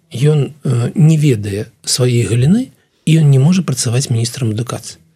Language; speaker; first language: Belarusian; non-native, local second language; Russian